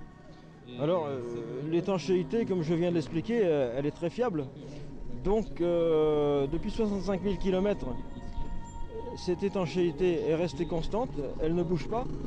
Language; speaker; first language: French; native; French